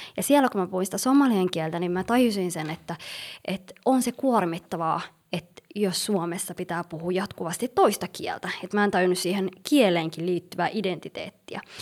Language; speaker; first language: Finnish; early bilingual, other home language; Somali